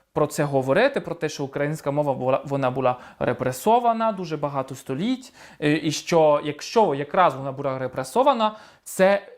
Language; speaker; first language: Ukrainian; non-native, fluent; French